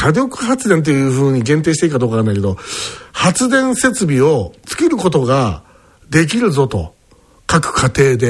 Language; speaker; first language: Japanese; native; Japanese